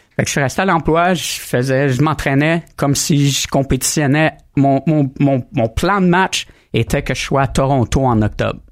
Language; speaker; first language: French; native; French